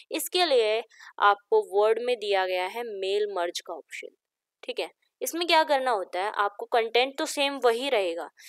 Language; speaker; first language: Hindi; native; Hindi